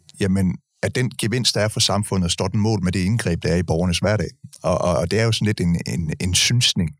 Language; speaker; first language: Danish; native; Danish